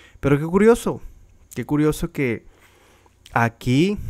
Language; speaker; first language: Spanish; native; Spanish